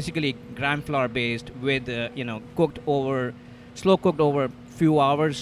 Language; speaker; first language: English; non-native, local second language; Hindi